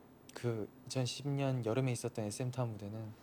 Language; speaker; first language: Korean; native; Korean